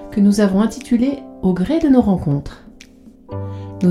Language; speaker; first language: French; native; French